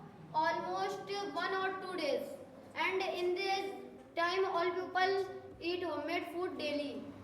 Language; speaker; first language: English; non-native, learner; Hindi